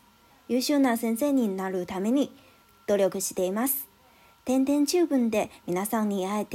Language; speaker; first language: Japanese; non-native, fluent; Chinese